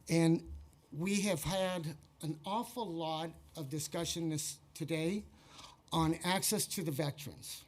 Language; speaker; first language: English; native; English